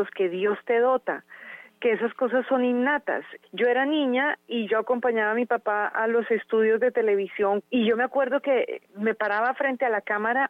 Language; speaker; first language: Spanish; native; Spanish